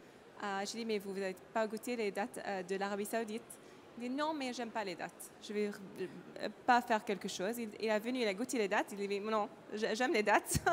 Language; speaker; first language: French; non-native, learner; Arabic